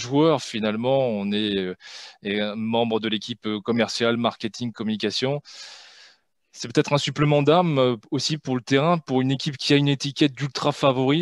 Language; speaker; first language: French; native; French